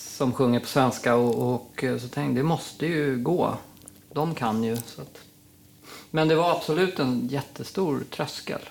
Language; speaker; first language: Swedish; native; Swedish